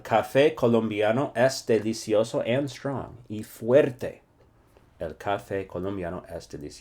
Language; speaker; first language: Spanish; non-native, fluent; English